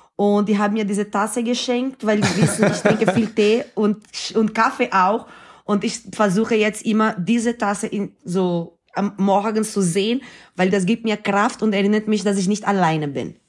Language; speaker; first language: German; non-native, fluent; Portuguese